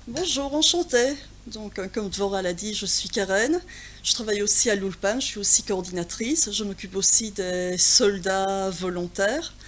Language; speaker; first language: French; non-native, local second language; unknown